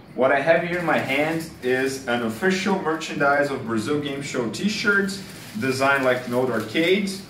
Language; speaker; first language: English; non-native, fluent; Portuguese